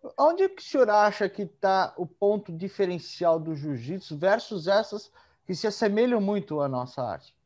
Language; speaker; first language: Portuguese; native; Portuguese